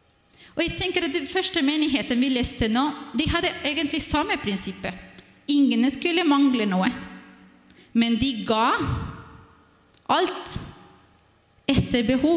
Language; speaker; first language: Norwegian; non-native, fluent; Spanish